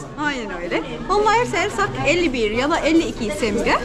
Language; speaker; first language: Turkish; non-native, learner; Arabic